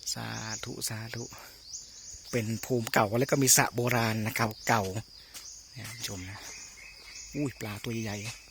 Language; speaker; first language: Thai; native; Thai